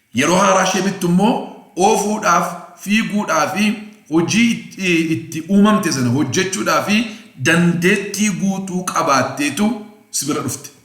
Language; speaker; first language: Oromo; non-native, local second language; Amharic